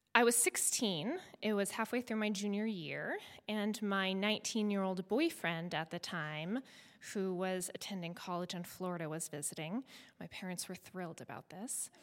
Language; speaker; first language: English; native; English